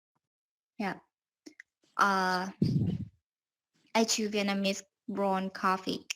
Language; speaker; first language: English; non-native, learner; Vietnamese